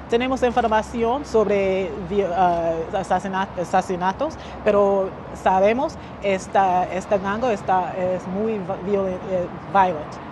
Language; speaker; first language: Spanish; non-native, learner; English